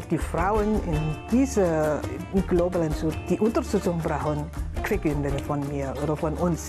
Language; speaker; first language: German; non-native, learner; Indonesian